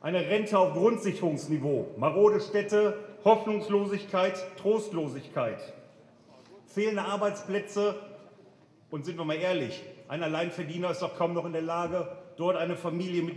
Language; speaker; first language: German; native; German